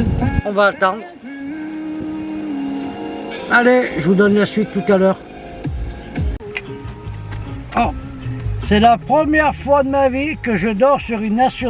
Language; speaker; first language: French; native; French